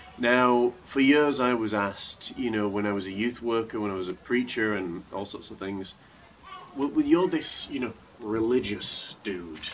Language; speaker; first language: English; native; English